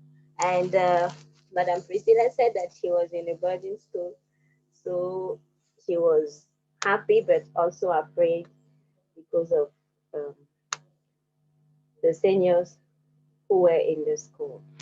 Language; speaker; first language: English; non-native, fluent; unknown